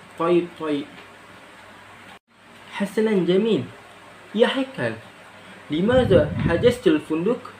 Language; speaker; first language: Arabic; non-native, learner; Malay